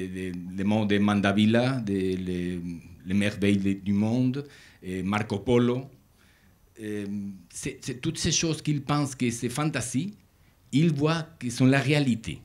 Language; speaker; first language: French; non-native, learner; Spanish